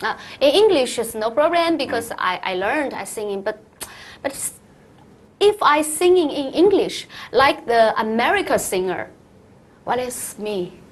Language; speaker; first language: English; non-native, learner; Chinese